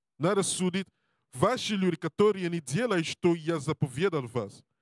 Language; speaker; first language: Russian; non-native, learner; English